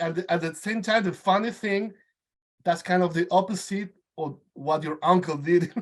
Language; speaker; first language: English; non-native, fluent; Spanish